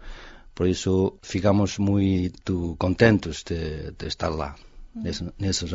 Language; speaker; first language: Portuguese; non-native, fluent; Chinese